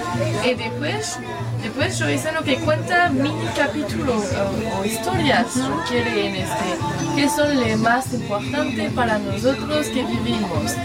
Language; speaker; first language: Spanish; non-native, learner; French